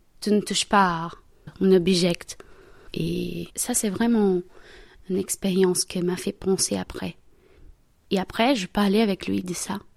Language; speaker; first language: French; non-native, learner; Portuguese